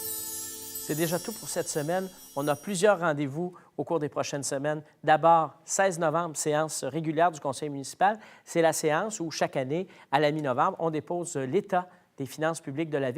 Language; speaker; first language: French; native; French